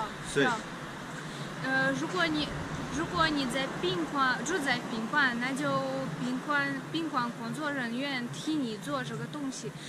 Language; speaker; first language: Chinese; non-native, fluent; Russian